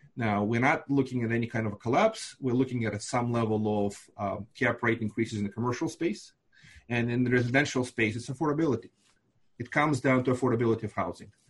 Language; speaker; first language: English; non-native, fluent; Russian